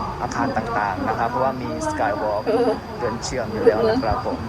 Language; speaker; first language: Thai; native; Thai